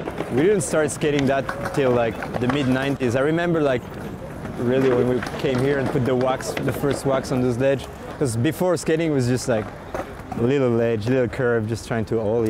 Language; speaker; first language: English; non-native, fluent; French